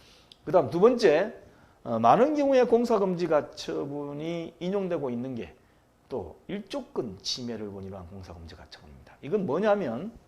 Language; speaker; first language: Korean; native; Korean